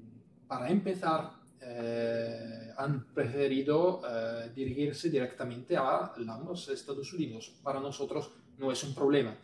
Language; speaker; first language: Spanish; non-native, fluent; Italian